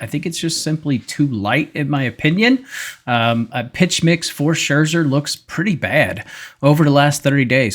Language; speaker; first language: English; native; English